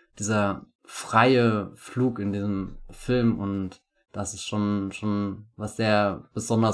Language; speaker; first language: German; native; German